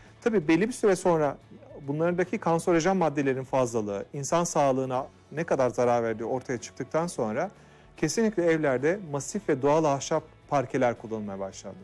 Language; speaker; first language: Turkish; native; Turkish